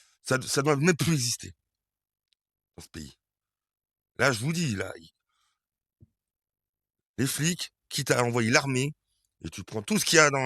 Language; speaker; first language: French; native; French